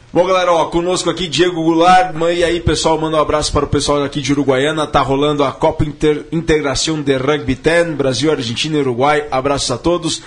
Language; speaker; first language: Portuguese; native; Portuguese